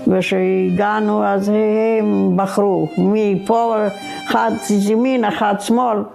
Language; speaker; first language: Hebrew; non-native, fluent; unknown